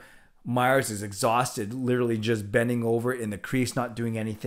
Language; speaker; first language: English; native; English